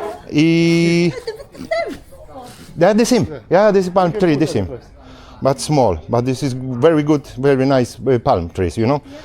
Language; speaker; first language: English; non-native, learner; Polish